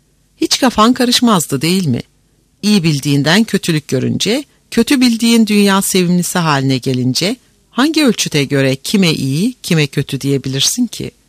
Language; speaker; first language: Turkish; native; Turkish